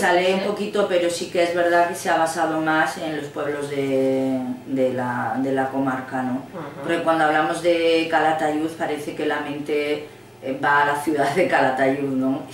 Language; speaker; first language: Spanish; native; Spanish